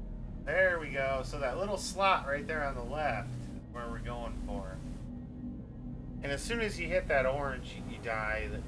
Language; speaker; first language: English; native; English